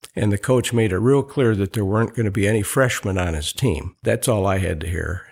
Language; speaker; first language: English; native; English